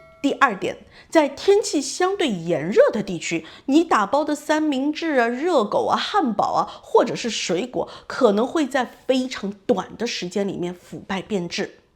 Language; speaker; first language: Chinese; native; Chinese